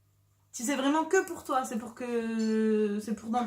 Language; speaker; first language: French; native; French